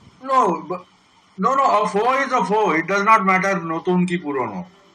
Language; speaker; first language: English; non-native, local second language; Bangla